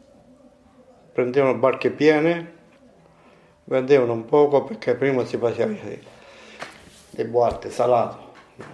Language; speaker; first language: Italian; non-native, learner; Maltese